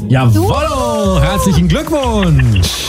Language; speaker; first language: German; native; German